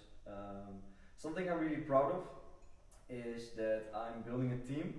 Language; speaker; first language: English; non-native, fluent; Dutch